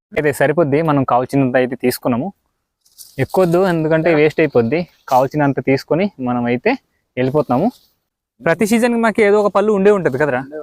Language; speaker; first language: Telugu; native; Telugu